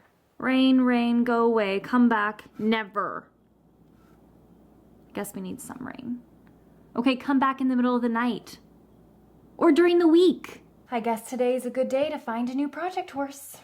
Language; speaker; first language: English; native; English